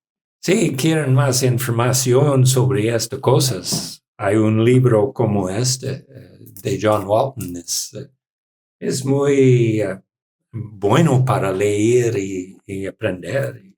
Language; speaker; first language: Spanish; non-native, learner; English